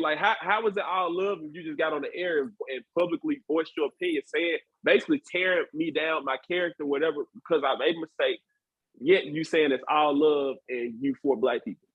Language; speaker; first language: English; native; English